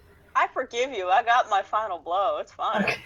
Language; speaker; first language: English; native; English